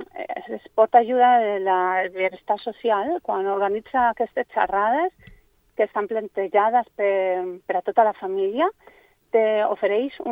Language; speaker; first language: Catalan; non-native, local second language; Spanish